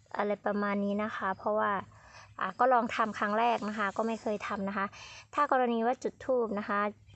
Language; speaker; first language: Thai; native; Thai